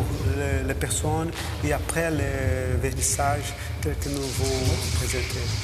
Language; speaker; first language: French; non-native, learner; Portuguese